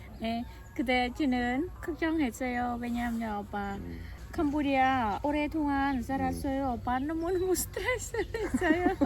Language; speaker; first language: Korean; non-native, learner; Khmer